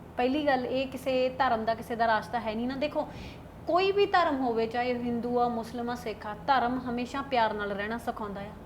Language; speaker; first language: Punjabi; native; Punjabi